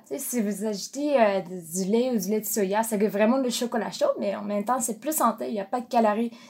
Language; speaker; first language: French; non-native, fluent; Japanese